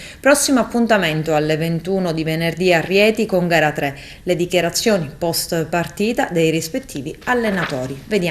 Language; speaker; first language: Italian; native; Italian